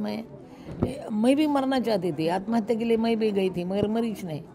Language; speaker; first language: Hindi; non-native, local second language; Marathi